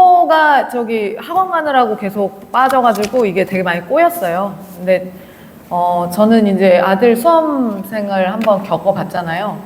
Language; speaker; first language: Korean; native; Korean